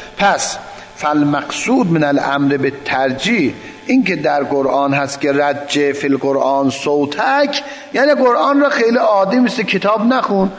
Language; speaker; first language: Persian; non-native, local second language; Azerbaijani